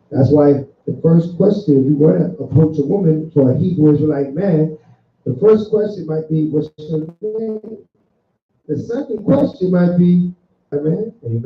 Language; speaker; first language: English; native; English